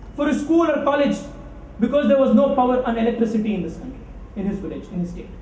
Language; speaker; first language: English; non-native, local second language; Kannada